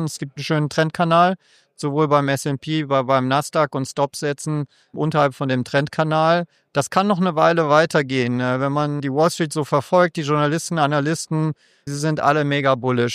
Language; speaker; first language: German; native; German